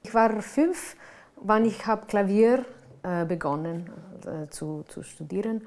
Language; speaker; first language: German; non-native, fluent; Italian